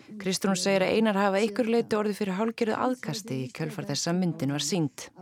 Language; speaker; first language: Icelandic; native; Icelandic